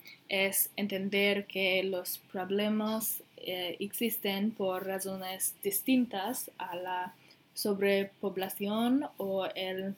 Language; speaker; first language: Spanish; non-native, learner; English